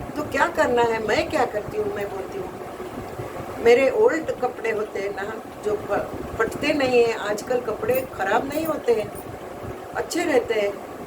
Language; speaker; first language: Hindi; non-native, local second language; Marathi